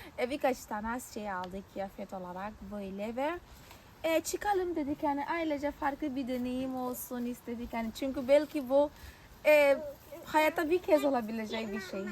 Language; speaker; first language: Turkish; non-native, fluent; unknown